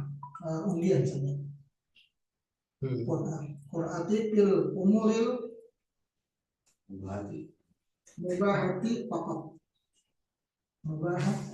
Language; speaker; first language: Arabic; non-native, learner; Indonesian